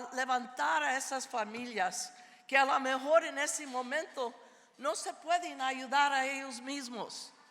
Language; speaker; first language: Spanish; early bilingual, heritage; Spanish